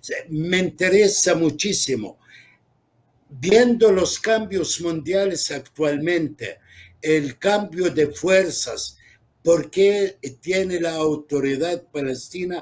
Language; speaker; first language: Spanish; non-native, fluent; Arabic